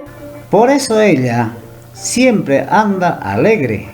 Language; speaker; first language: Spanish; non-native, local second language; Quechua